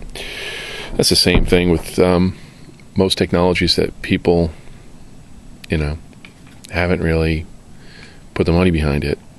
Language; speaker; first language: English; native; English